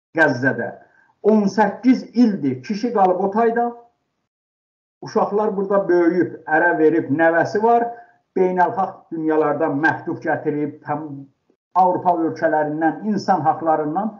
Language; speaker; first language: Azerbaijani; non-native, local second language; Talysh